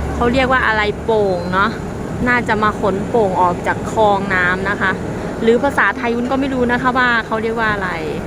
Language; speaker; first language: Thai; non-native, local second language; Northeastern Thai